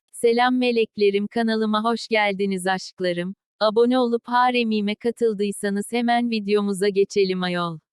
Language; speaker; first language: Turkish; native; Turkish